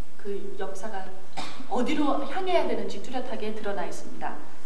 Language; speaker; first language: Korean; native; Korean